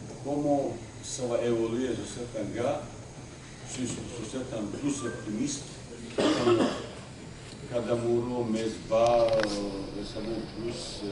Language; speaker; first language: French; non-native, fluent; Bosnian